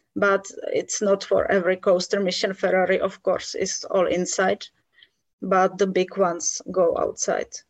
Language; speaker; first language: English; non-native, fluent; Czech